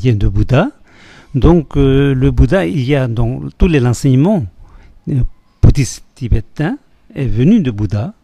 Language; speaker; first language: French; non-native, fluent; Tibetan